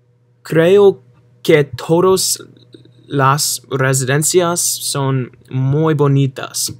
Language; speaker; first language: Spanish; non-native, learner; English